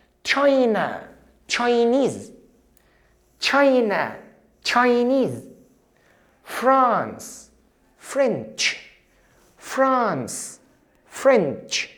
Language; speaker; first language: English; non-native, fluent; Arabic